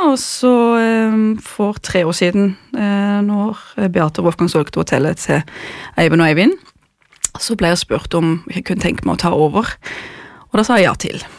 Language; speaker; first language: Norwegian; non-native, fluent; German